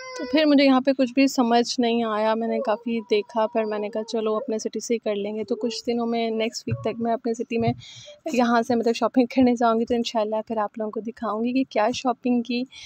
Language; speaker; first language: Urdu; native; Urdu